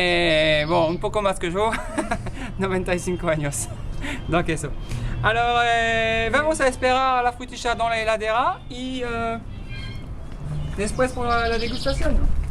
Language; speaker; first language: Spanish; non-native, learner; French